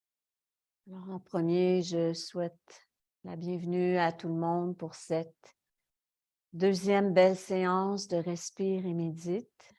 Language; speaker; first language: French; native; French